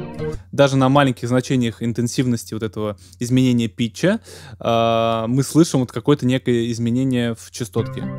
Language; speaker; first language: Russian; native; Russian